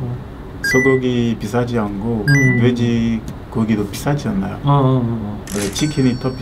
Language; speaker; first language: Korean; non-native, learner; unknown